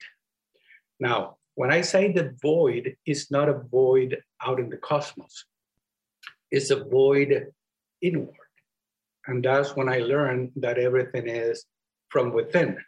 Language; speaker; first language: English; non-native, fluent; Spanish